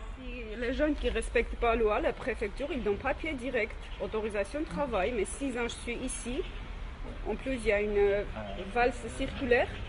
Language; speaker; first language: French; non-native, learner; Armenian